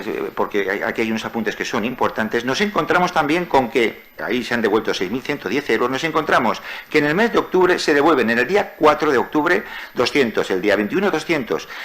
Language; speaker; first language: Spanish; native; Spanish